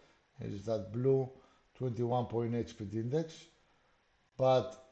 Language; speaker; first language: English; non-native, fluent; Greek